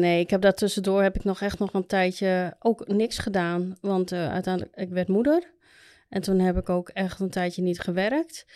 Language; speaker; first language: Dutch; native; Dutch